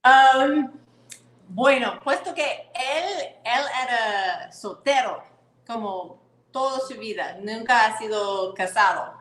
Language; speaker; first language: Spanish; non-native, fluent; English